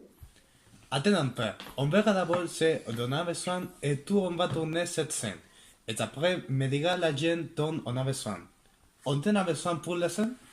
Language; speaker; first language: French; non-native, learner; Spanish